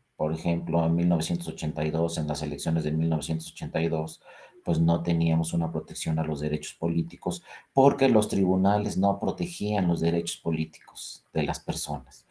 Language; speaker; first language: Spanish; native; Spanish